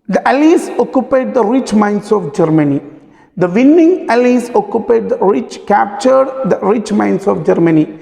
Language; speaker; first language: English; non-native, local second language; Malayalam